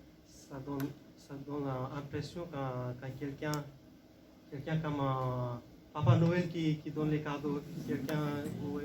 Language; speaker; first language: French; non-native, learner; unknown